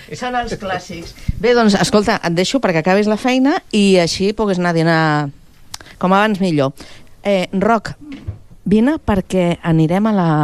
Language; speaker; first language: Catalan; native; Catalan